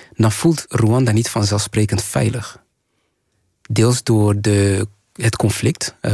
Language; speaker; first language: Dutch; early bilingual, other home language; Kinyarwanda